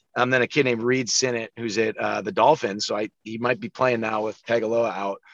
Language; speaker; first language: English; native; English